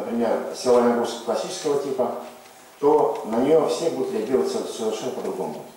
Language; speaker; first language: Russian; native; Russian